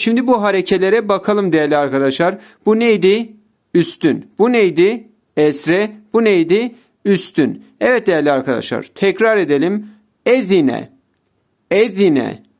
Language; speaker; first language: Turkish; native; Turkish